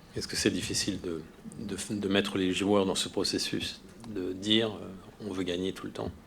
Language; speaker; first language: French; native; French